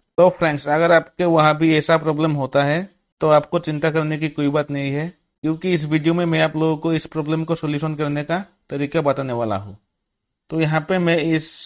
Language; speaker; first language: Hindi; native; Hindi